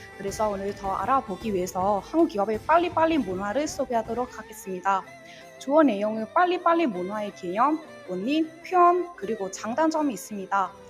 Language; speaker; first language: Korean; non-native, learner; Vietnamese